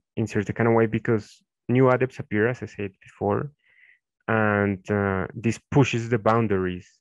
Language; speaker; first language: English; non-native, fluent; Spanish